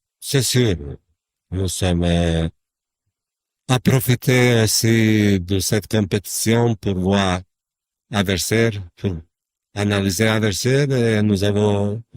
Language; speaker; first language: French; non-native, learner; Bosnian